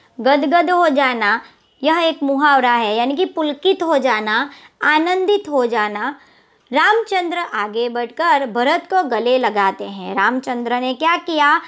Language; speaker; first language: Hindi; non-native, local second language; Gujarati